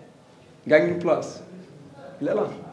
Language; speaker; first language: French; non-native, learner; Portuguese